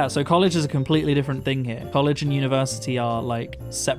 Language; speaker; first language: English; native; English